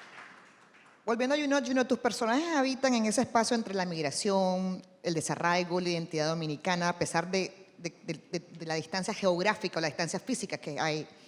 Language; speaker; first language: Spanish; native; Spanish